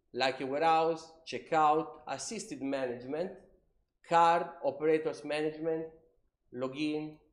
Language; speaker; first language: English; non-native, learner; Italian